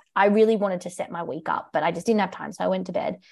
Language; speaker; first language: English; native; English